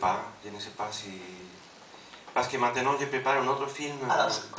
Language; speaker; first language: French; non-native, fluent; Spanish